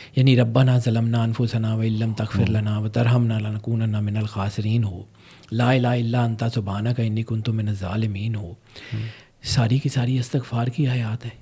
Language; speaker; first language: Urdu; non-native, local second language; Punjabi